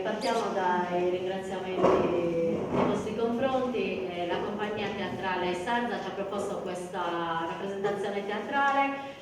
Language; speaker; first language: Italian; native; Italian